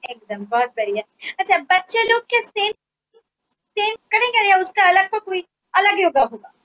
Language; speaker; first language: Hindi; non-native, local second language; Bangla